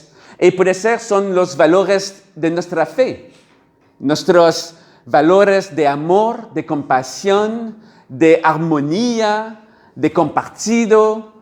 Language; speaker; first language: Spanish; non-native, learner; French